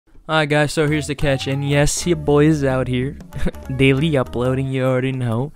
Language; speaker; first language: English; native; English